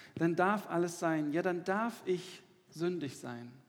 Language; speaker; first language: German; native; German